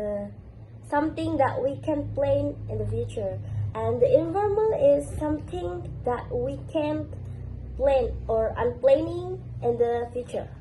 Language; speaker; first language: English; non-native, learner; Indonesian